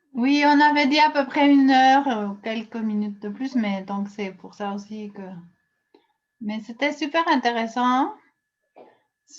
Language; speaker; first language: French; non-native, fluent; Spanish